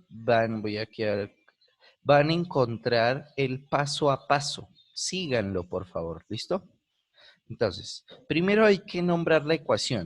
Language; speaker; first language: Spanish; native; Spanish